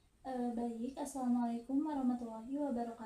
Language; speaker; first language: Indonesian; native; Indonesian